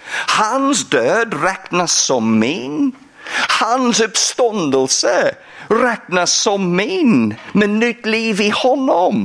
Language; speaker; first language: Swedish; non-native, fluent; English